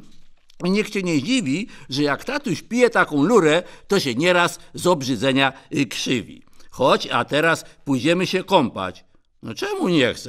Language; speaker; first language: Polish; native; Polish